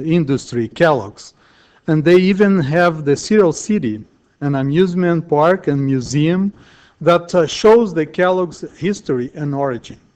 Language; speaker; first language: English; non-native, fluent; Portuguese